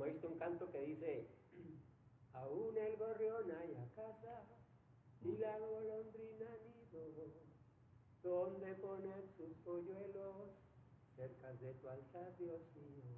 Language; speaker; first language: Spanish; native; Spanish